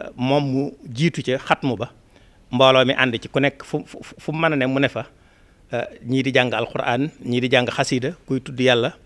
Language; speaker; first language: Wolof; native; Wolof